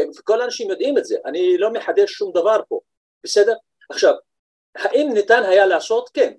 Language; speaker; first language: Hebrew; non-native, local second language; Arabic